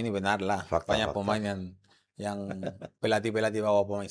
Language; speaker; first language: Indonesian; non-native, fluent; Spanish